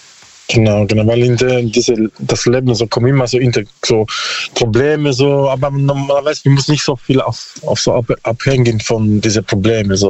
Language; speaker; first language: German; non-native, learner; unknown